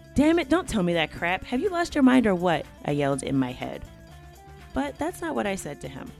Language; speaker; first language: English; native; English